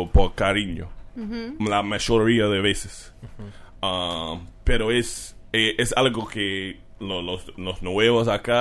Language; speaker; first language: Spanish; non-native, learner; English